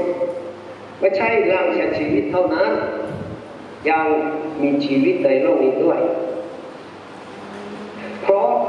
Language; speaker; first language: Thai; non-native, fluent; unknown